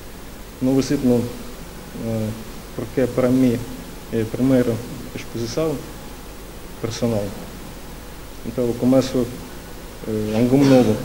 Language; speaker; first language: Portuguese; non-native, learner; Ukrainian